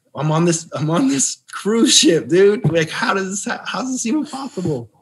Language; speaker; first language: English; native; English